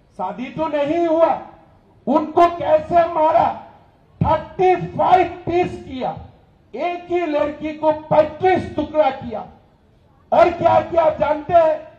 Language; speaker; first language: Hindi; non-native, local second language; Assamese